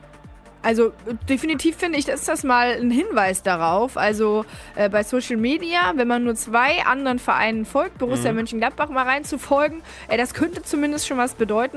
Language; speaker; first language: German; native; German